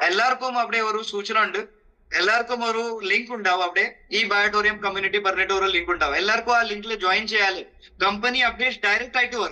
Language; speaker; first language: Malayalam; non-native, fluent; Hindi